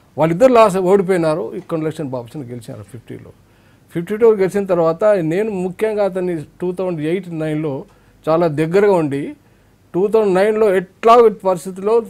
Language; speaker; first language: Telugu; native; Telugu